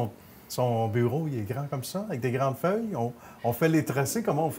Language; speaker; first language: French; native; French